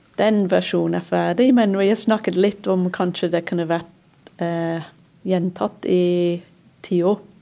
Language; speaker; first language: Norwegian; non-native, fluent; English